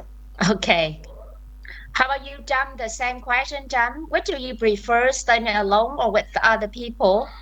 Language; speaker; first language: English; non-native, fluent; Vietnamese